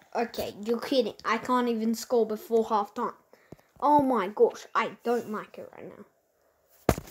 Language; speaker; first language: English; native; English